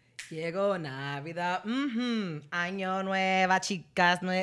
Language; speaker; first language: Spanish; early bilingual, heritage; Spanish